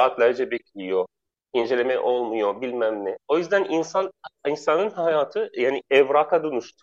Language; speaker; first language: Turkish; non-native, learner; Arabic